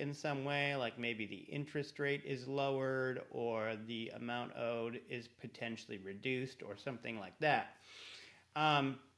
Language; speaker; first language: English; native; English